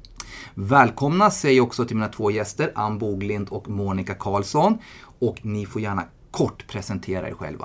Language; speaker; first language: Swedish; native; Swedish